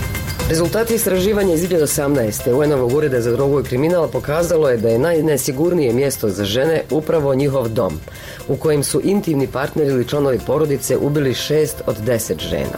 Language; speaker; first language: Serbian; native; Serbian